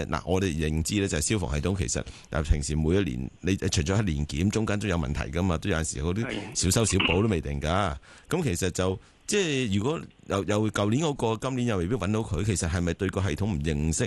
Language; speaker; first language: Cantonese; native; Cantonese